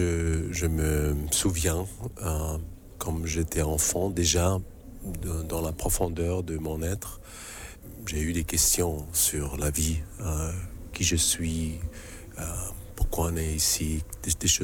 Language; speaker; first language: French; native; French